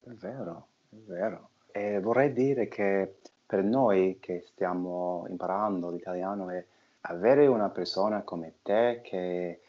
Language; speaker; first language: Italian; non-native, fluent; English